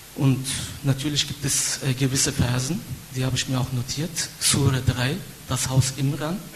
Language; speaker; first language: German; non-native, fluent; Turkish